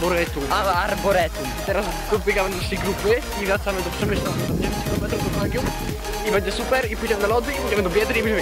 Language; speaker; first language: Polish; native; Polish